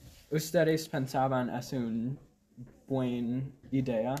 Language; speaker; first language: Spanish; non-native, learner; English